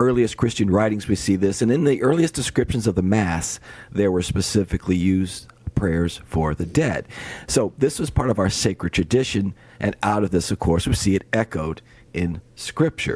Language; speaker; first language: English; native; English